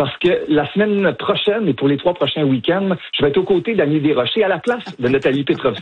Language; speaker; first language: French; native; French